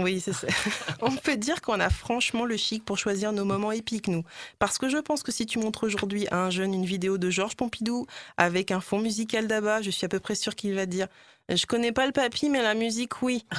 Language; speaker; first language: French; native; French